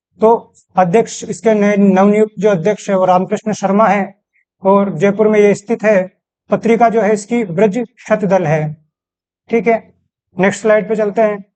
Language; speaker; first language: Hindi; native; Hindi